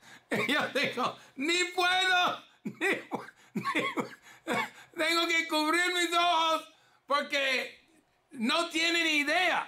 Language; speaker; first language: Spanish; early bilingual, heritage; English